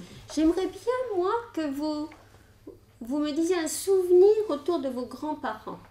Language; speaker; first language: French; native; French